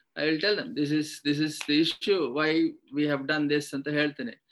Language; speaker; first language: English; non-native, local second language; Kannada